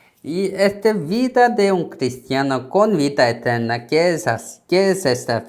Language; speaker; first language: Spanish; non-native, learner; Korean